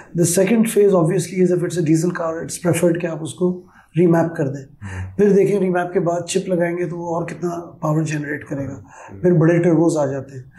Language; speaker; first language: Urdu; native; Urdu